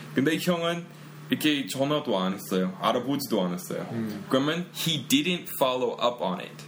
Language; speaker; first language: Korean; non-native, fluent; English